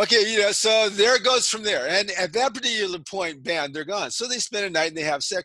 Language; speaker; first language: English; native; English